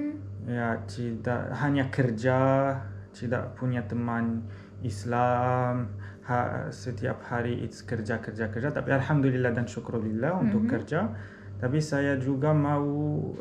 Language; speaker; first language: Indonesian; non-native, learner; Arabic